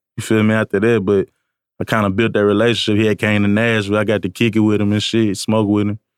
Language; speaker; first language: English; native; English